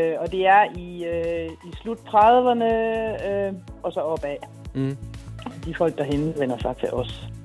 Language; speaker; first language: Danish; native; Danish